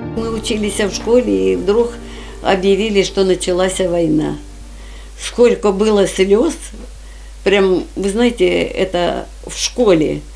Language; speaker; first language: Russian; native; Russian